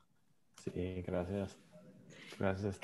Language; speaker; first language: Spanish; non-native, learner; English